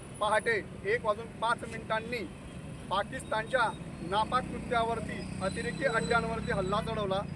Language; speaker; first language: Marathi; native; Marathi